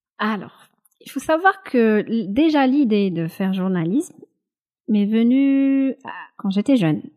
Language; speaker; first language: French; non-native, local second language; Kabyle